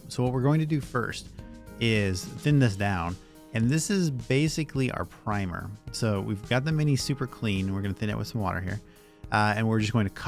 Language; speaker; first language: English; native; English